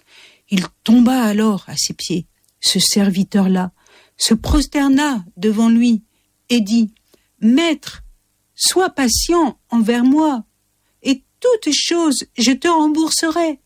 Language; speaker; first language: French; native; French